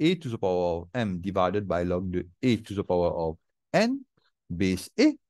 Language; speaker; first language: English; non-native, local second language; Morisyen